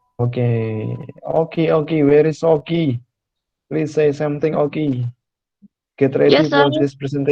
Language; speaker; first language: English; non-native, fluent; Indonesian